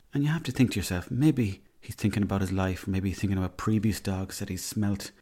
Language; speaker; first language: English; native; English